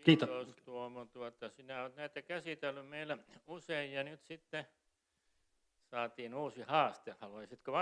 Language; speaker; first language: Finnish; native; Finnish